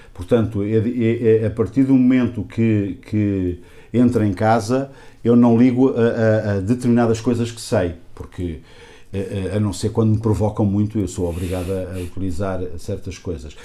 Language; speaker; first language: Portuguese; native; Portuguese